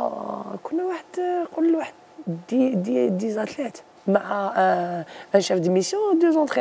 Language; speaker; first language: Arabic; native; Arabic